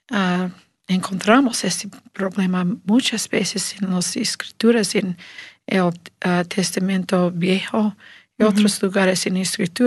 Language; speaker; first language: Spanish; non-native, learner; English